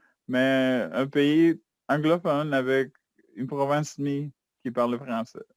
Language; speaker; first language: French; non-native, fluent; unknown